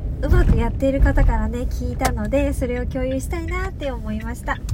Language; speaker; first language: Japanese; native; Japanese